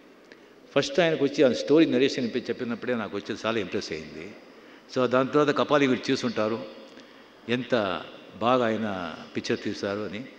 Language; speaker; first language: Telugu; non-native, local second language; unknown